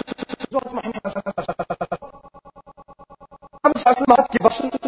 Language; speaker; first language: German; non-native, learner; Arabic